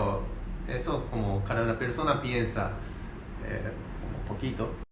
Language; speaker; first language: Spanish; non-native, learner; Japanese